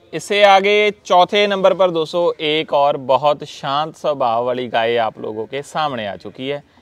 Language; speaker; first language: Hindi; non-native, local second language; Punjabi